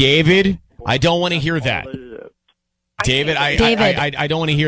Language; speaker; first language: English; native; English